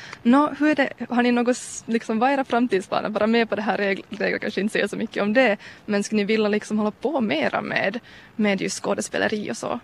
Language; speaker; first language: Swedish; native; Swedish